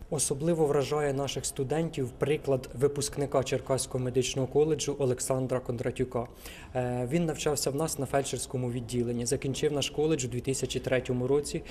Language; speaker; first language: Ukrainian; native; Ukrainian